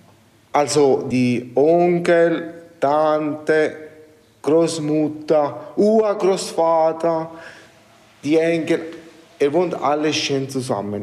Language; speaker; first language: German; non-native, fluent; Italian